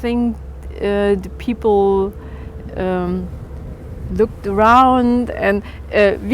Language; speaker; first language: English; non-native, learner; German